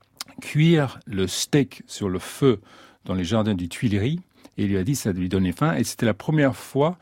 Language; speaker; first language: French; non-native, fluent; English